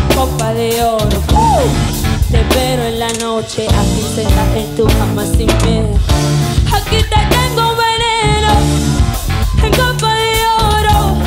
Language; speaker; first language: English; early bilingual, other home language; Spanish